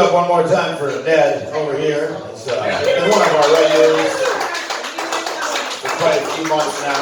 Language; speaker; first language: English; native; English